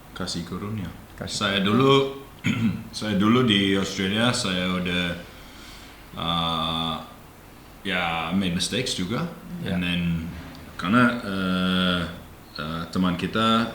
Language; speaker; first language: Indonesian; non-native, learner; English